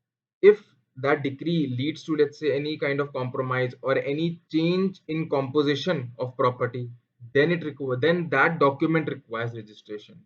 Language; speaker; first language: English; non-native, local second language; Hindi